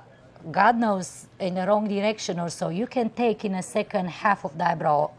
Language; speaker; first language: English; non-native, fluent; Romanian